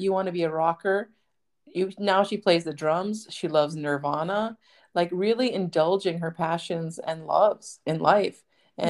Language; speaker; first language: English; native; English